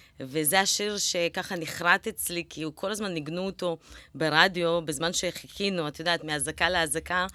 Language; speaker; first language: Hebrew; early bilingual, other home language; Russian